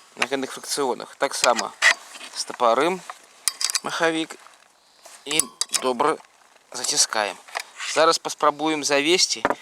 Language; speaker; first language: Belarusian; native; Belarusian